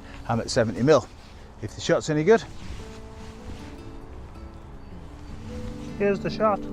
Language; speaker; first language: English; native; English